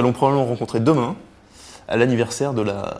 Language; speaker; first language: French; native; French